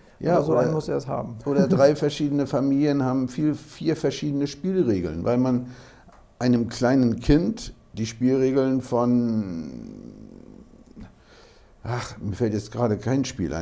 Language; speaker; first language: German; native; German